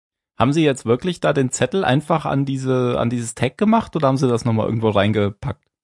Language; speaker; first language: German; native; German